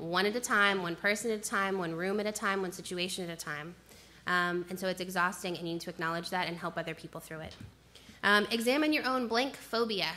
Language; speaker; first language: English; native; English